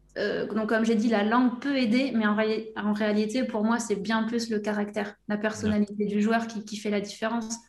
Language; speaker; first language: French; native; French